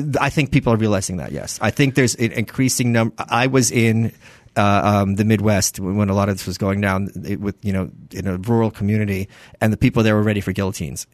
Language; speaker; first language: English; early bilingual, other home language; Russian